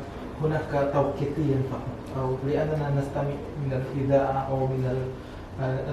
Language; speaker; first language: Arabic; non-native, fluent; Indonesian